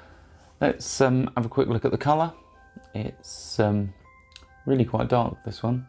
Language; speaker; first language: English; native; English